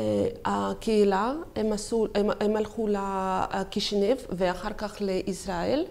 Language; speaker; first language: Hebrew; non-native, learner; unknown